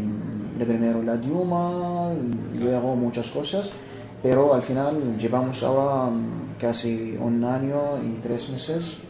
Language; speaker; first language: Spanish; non-native, fluent; Arabic